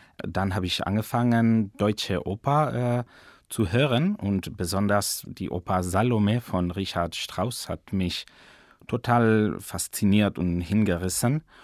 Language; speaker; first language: German; non-native, fluent; Spanish